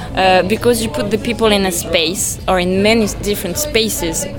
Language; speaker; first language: English; non-native, fluent; French